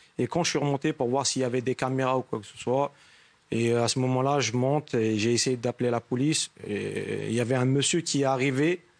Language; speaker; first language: French; non-native, local second language; Arabic